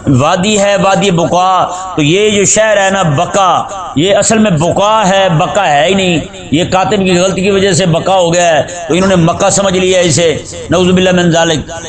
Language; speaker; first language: Urdu; non-native, local second language; Punjabi